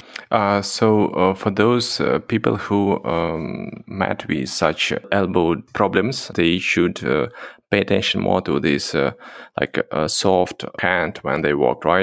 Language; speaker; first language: English; non-native, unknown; Russian